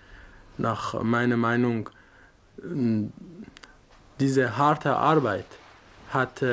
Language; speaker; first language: German; non-native, learner; Persian